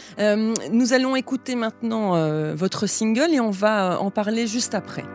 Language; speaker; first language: French; native; French